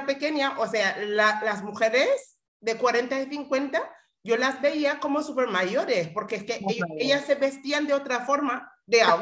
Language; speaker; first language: Spanish; non-native, fluent; English